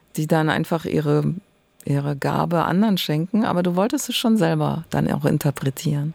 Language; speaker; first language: German; native; German